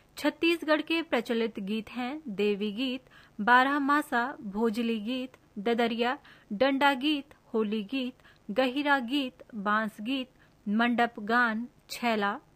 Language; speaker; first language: Hindi; native; Hindi